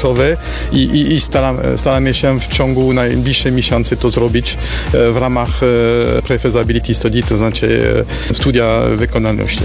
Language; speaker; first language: Polish; non-native, fluent; French